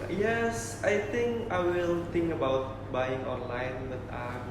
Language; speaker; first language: English; non-native, learner; Indonesian